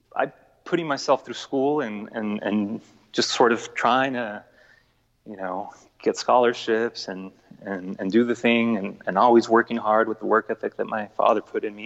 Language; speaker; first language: English; native; English